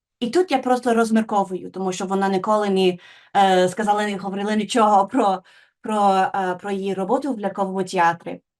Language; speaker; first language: Ukrainian; non-native, fluent; English